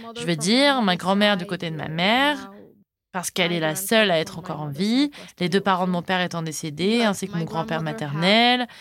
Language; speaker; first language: French; non-native, fluent; Arabic